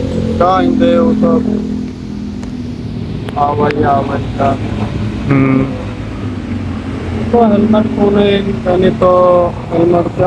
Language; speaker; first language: Filipino; non-native, learner; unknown